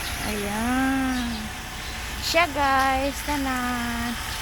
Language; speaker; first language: Filipino; native; Filipino